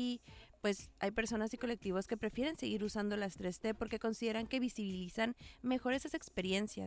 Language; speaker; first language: Spanish; native; Spanish